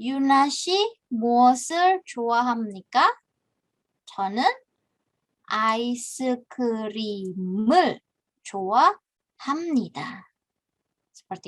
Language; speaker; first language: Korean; non-native, fluent; Indonesian